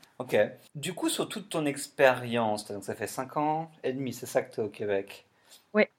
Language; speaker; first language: French; native; French